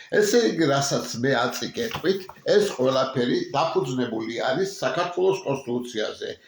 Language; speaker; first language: Georgian; non-native, local second language; Mingrelian